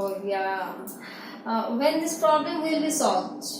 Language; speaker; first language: English; non-native, learner; Bangla